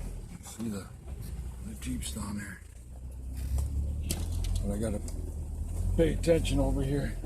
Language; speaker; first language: English; native; English